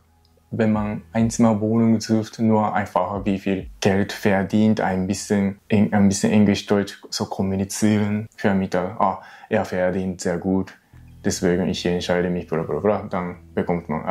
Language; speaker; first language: German; non-native, learner; Japanese